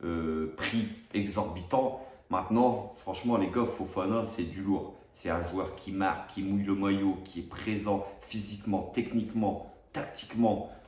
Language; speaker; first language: French; native; French